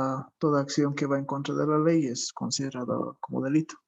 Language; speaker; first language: Spanish; native; Spanish